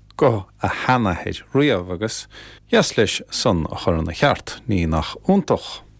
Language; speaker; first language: Irish; native; Irish